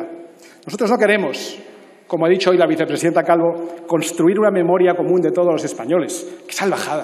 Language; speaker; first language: Spanish; native; Spanish